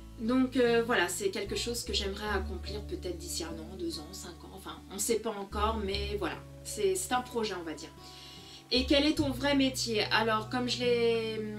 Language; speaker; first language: French; early bilingual, other home language; Portuguese